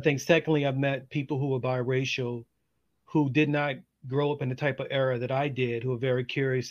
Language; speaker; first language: English; native; English